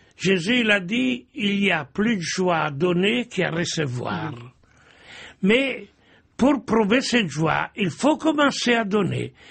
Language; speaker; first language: French; non-native, fluent; Italian